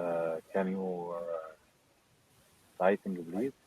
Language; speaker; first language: English; non-native, learner; Arabic